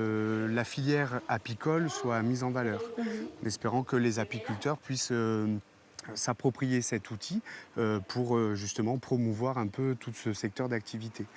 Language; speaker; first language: French; native; French